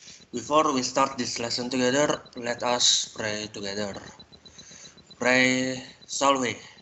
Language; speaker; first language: English; non-native, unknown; Indonesian